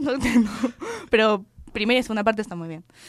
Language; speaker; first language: Spanish; native; Spanish